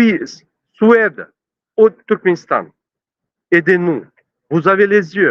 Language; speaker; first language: French; non-native, learner; Turkmen